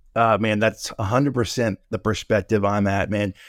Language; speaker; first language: English; native; English